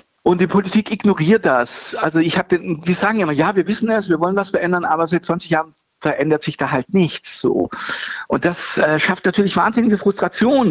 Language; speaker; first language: German; native; German